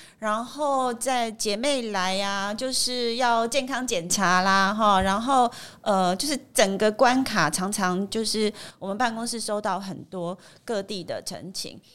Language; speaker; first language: Chinese; native; Chinese